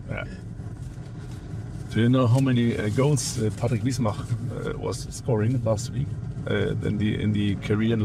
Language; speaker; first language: English; non-native, fluent; German